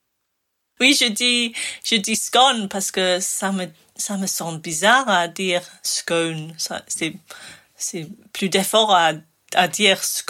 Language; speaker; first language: French; non-native, fluent; English